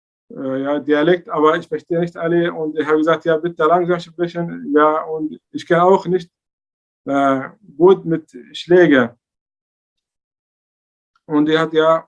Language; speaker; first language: German; non-native, learner; Arabic